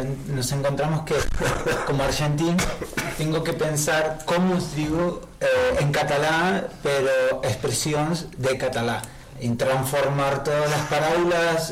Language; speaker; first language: Catalan; non-native, learner; Spanish